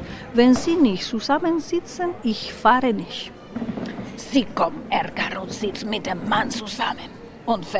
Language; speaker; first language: German; non-native, learner; Spanish